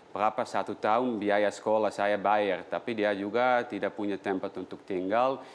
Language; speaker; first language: Indonesian; non-native, fluent; Dutch